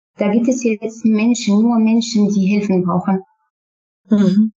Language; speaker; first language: German; non-native, learner; Kurdish